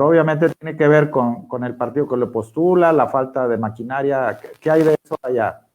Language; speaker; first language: Spanish; native; Spanish